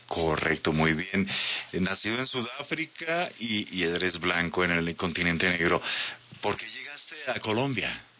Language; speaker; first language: Spanish; native; Spanish